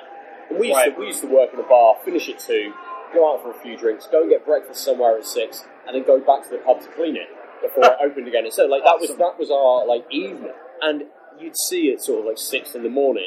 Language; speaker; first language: English; native; English